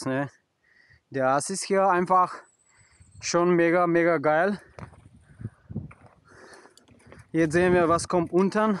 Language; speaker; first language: German; non-native, learner; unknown